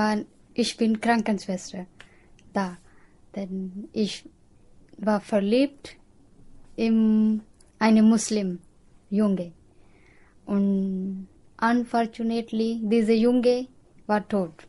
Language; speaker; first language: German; non-native, learner; Punjabi